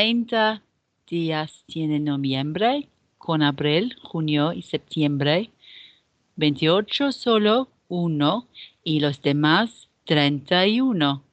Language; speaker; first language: Spanish; non-native, fluent; English